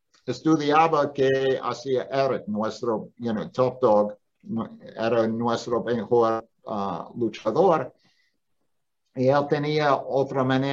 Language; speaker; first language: Spanish; non-native, fluent; English